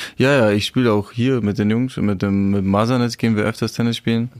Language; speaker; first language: German; non-native, fluent; Czech